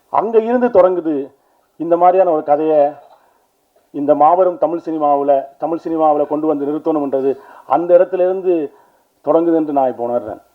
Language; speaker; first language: Tamil; native; Tamil